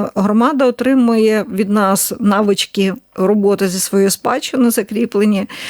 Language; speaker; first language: Ukrainian; native; Ukrainian